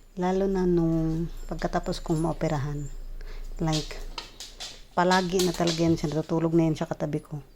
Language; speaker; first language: Filipino; non-native, local second language; Cebuano